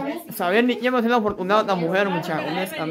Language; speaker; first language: Spanish; native; Spanish